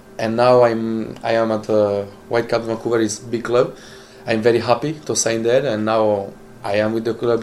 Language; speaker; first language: English; non-native, learner; Italian